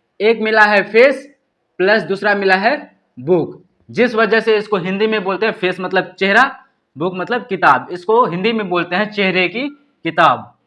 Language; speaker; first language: Hindi; native; Hindi